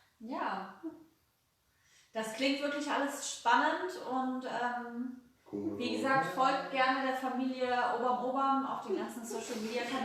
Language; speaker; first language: German; native; German